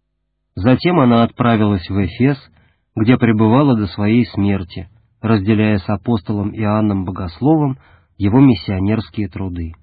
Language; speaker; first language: Russian; native; Russian